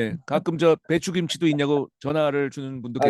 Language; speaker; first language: Korean; native; Korean